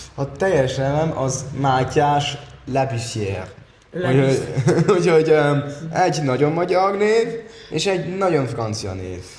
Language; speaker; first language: Hungarian; early bilingual, heritage; German